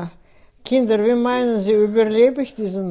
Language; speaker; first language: German; non-native, fluent; Russian